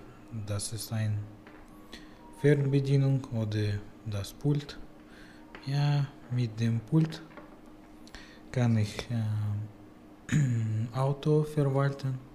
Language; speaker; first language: German; non-native, learner; Russian